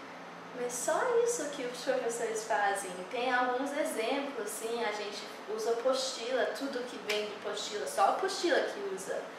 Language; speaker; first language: Portuguese; early bilingual, heritage; English